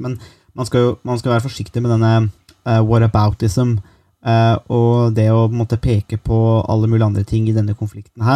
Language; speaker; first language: Norwegian; native; Norwegian